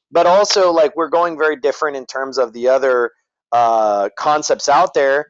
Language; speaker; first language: English; native; English